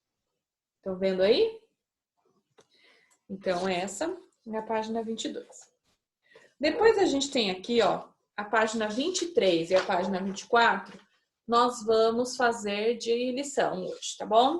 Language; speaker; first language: Portuguese; native; Portuguese